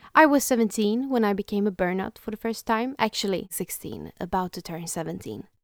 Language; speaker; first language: English; non-native, fluent; Swedish